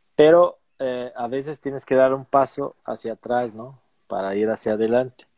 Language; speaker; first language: Spanish; non-native, fluent; Portuguese